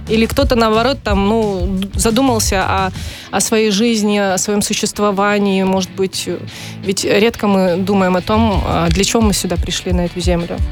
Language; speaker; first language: Russian; native; Russian